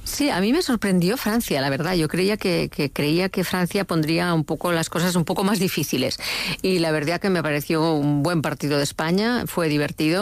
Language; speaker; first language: Spanish; native; Spanish